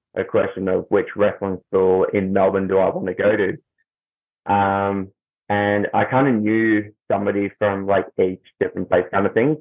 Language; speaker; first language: English; native; English